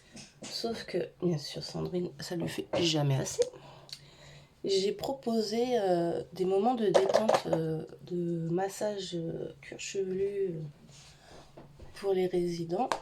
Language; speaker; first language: French; native; French